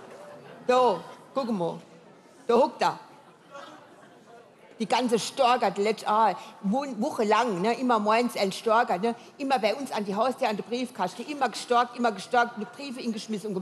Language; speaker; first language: German; native; German